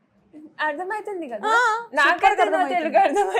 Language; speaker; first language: Telugu; early bilingual, heritage; Telugu